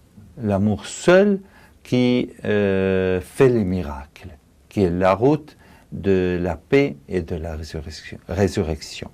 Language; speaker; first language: French; non-native, fluent; Arabic